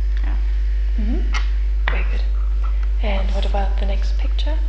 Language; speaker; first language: English; non-native, fluent; German